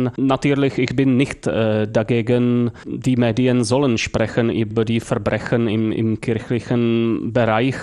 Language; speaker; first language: German; non-native, fluent; Czech